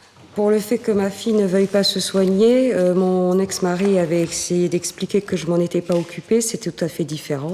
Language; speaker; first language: French; native; French